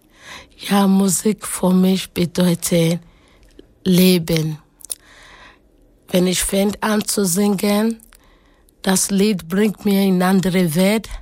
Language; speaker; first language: German; non-native, learner; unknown